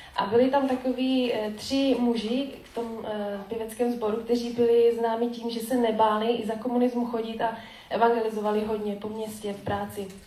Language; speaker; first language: Czech; native; Czech